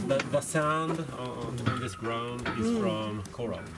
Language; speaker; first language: English; non-native, learner; Japanese